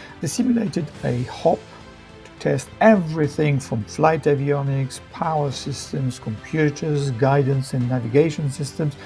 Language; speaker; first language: English; non-native, fluent; French